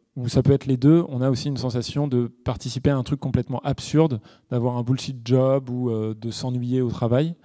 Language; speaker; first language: French; native; French